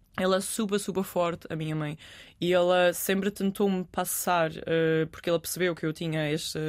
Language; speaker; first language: Portuguese; early bilingual, other home language; Danish